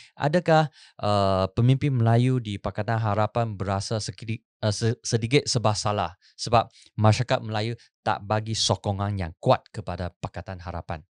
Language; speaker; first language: Malay; non-native, local second language; Chinese